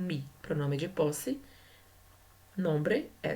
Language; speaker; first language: Spanish; non-native, learner; Portuguese